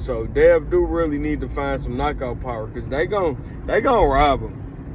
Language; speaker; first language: English; native; English